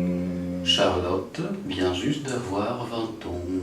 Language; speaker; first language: French; non-native, learner; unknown